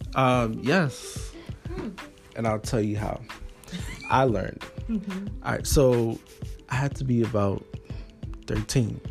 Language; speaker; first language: English; early bilingual, other home language; Haitian Creole